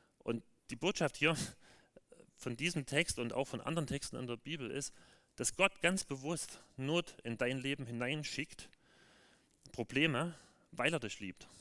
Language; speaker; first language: German; native; German